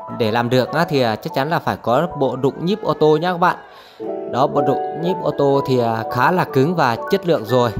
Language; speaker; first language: Vietnamese; non-native, local second language; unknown